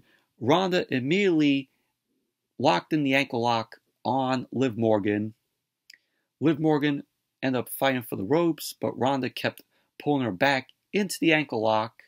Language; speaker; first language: English; native; English